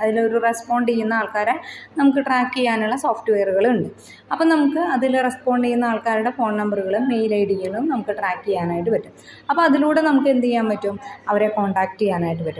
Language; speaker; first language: Malayalam; native; Malayalam